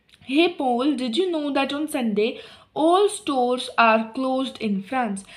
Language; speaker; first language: English; non-native, local second language; Hindi